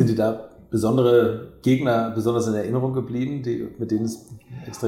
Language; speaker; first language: German; native; German